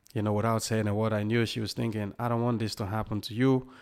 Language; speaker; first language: English; non-native, local second language; Krio